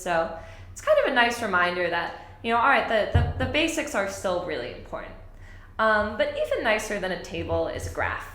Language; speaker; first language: English; native; English